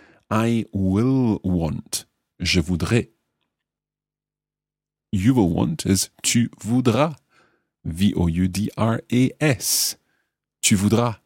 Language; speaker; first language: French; non-native, fluent; English